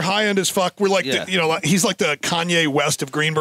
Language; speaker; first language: English; native; English